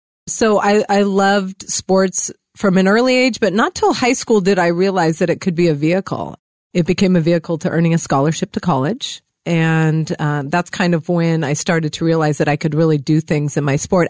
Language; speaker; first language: English; native; English